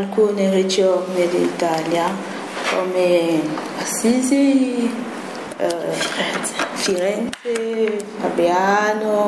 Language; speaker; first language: Italian; non-native, fluent; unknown